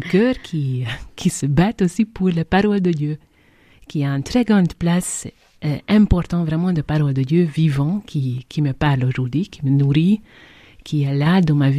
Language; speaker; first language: French; non-native, fluent; Hungarian